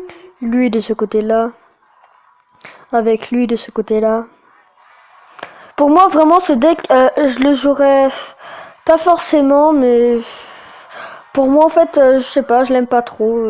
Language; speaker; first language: French; native; French